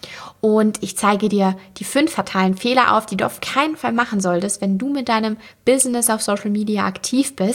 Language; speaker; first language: German; native; German